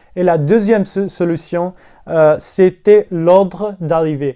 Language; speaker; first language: French; non-native, learner; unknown